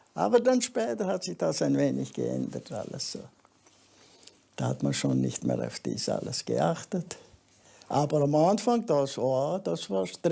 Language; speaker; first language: German; early bilingual, heritage; German